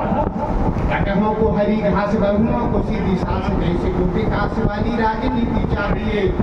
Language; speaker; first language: Hindi; native; Hindi